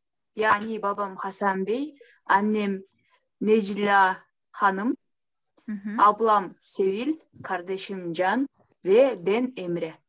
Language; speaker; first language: Turkish; non-native, learner; Kyrgyz